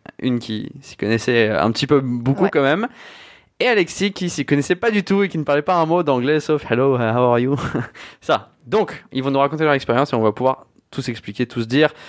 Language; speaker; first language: French; native; French